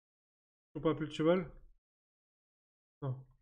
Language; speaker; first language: French; native; French